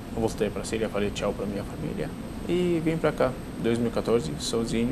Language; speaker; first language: Portuguese; non-native, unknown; Arabic